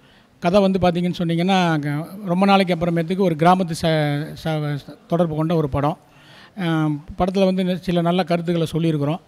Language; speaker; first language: Tamil; native; Tamil